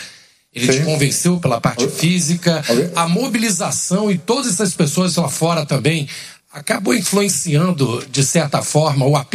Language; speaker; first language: Portuguese; native; Portuguese